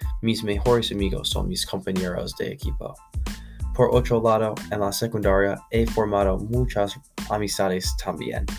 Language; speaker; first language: Spanish; non-native, learner; English